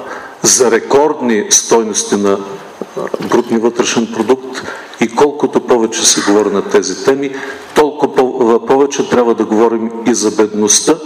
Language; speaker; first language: Bulgarian; native; Bulgarian